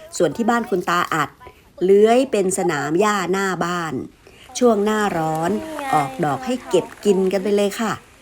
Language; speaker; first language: Thai; native; Thai